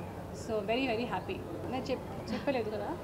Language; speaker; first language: Telugu; non-native, learner; Hindi